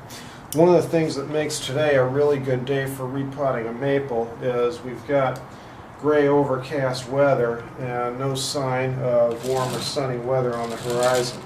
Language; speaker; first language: English; native; English